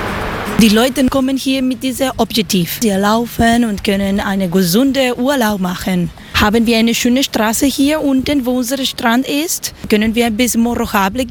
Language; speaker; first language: German; non-native, learner; Spanish